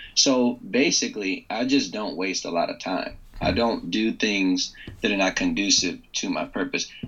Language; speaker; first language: English; native; English